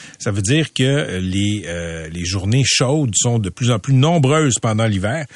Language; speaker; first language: French; native; French